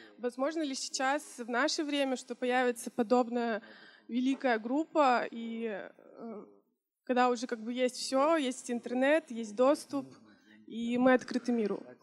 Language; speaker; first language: Russian; non-native, learner; English